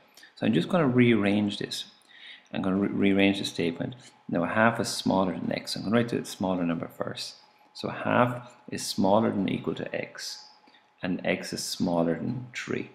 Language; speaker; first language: English; native; English